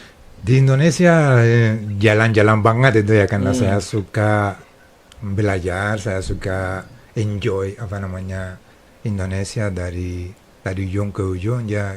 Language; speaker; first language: Indonesian; non-native, fluent; Spanish